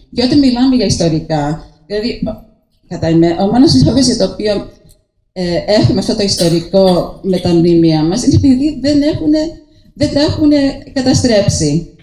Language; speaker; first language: Greek; early bilingual, heritage; Greek